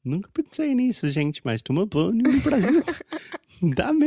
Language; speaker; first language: Portuguese; non-native, fluent; English